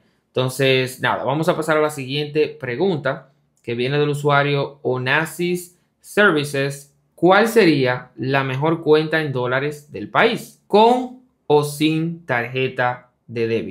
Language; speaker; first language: Spanish; native; Spanish